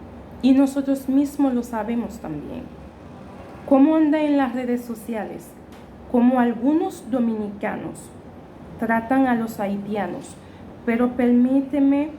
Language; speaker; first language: Spanish; non-native, fluent; Haitian Creole